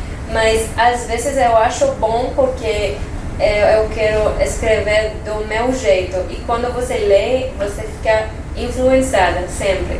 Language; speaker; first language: Portuguese; non-native, fluent; French